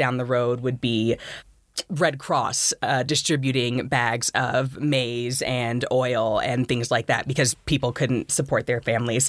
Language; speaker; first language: English; native; English